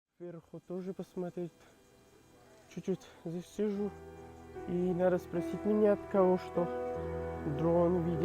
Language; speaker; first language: Russian; non-native, learner; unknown